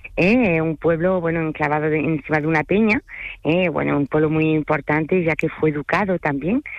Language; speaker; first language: Spanish; early bilingual, other home language; French